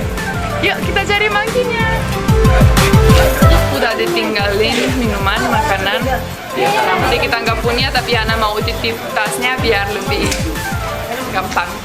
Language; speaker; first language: Indonesian; non-native, fluent; Romanian